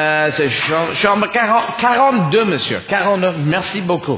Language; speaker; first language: French; non-native, learner; English